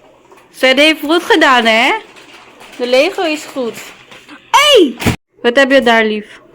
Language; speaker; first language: Dutch; non-native, learner; Filipino